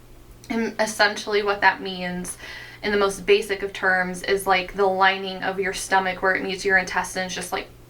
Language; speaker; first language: English; native; English